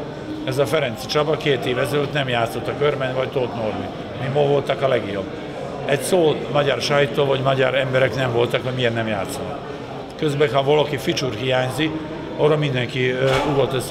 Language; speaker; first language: Hungarian; non-native, fluent; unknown